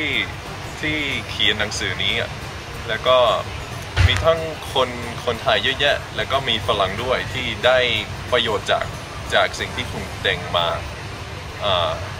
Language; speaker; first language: Thai; non-native, fluent; Dutch